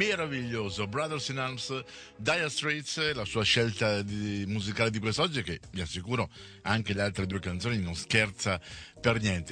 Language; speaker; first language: Italian; native; Italian